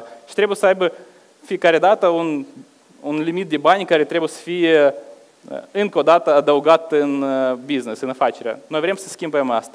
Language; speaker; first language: Romanian; non-native, local second language; Russian